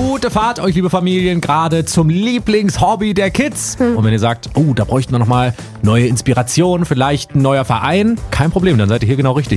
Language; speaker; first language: German; native; German